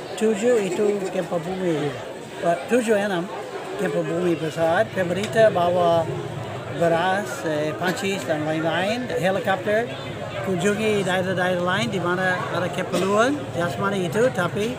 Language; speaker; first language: Indonesian; non-native, fluent; English